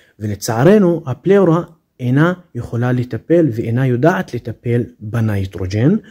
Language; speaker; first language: Hebrew; non-native, local second language; Arabic